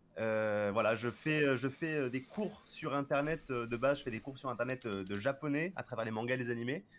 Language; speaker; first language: French; native; French